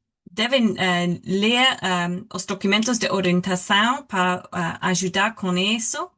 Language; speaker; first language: Portuguese; non-native, learner; English